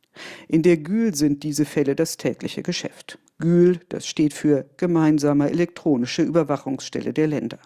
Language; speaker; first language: German; native; German